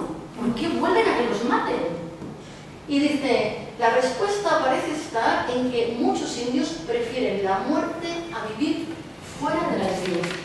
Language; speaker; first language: Spanish; native; Spanish